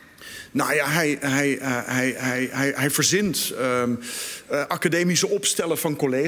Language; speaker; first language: Dutch; native; Dutch